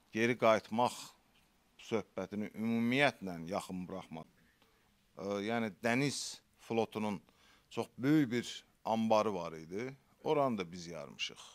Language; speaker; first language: Azerbaijani; native; Azerbaijani